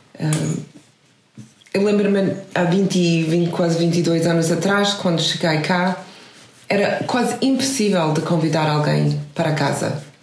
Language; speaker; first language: Portuguese; non-native, fluent; English